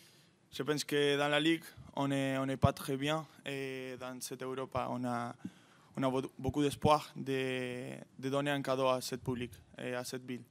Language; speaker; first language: French; non-native, fluent; Spanish